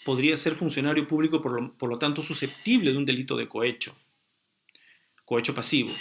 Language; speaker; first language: Spanish; native; Spanish